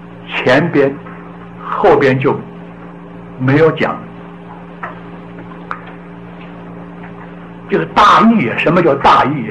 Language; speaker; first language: Chinese; native; Chinese